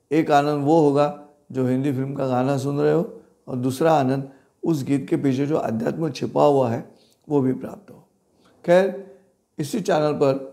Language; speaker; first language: Hindi; non-native, local second language; Marathi